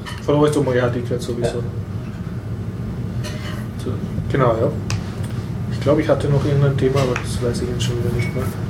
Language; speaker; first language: German; native; German